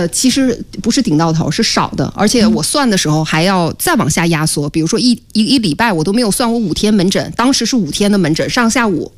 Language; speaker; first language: Chinese; native; Chinese